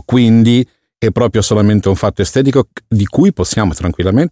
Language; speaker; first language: Italian; native; Italian